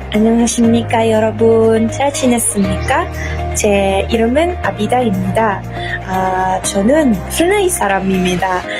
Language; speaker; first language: Korean; non-native, learner; Malay